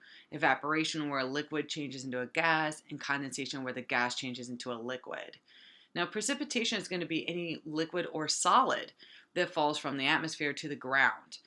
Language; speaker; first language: English; native; English